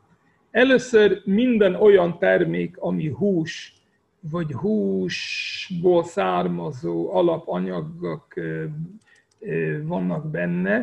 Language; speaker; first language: Hungarian; non-native, fluent; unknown